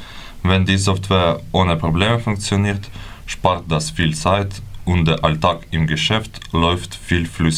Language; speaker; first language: German; non-native, learner; Ukrainian